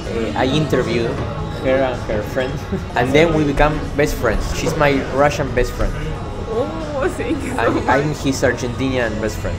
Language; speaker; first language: English; non-native, learner; Spanish